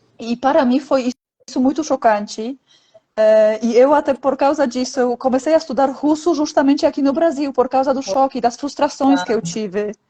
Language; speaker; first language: Portuguese; non-native, fluent; Polish